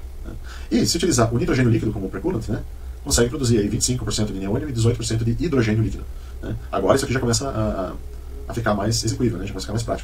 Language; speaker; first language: Portuguese; native; Portuguese